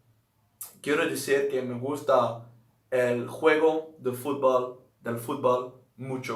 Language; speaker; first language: Spanish; non-native, learner; Dutch